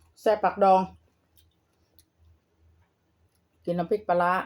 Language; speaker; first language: Thai; non-native, local second language; Lao